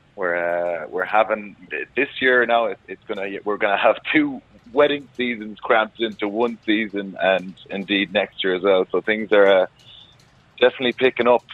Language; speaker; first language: English; native; English